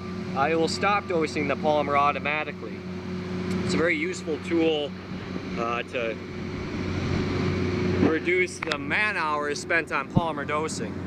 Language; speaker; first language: English; native; English